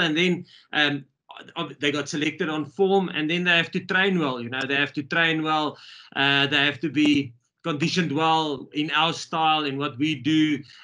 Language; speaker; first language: English; non-native, local second language; Afrikaans